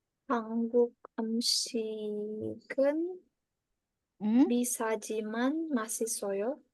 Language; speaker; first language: Korean; non-native, learner; Indonesian